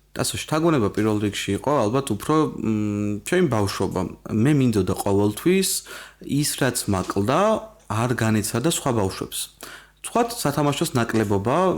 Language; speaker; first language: Georgian; native; Georgian